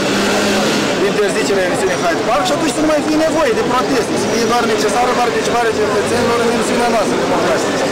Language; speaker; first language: Romanian; native; Romanian